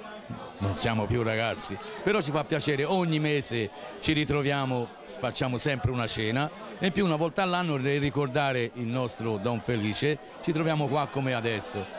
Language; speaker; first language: Italian; native; Italian